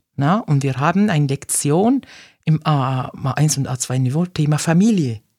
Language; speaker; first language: German; non-native, fluent; Arabic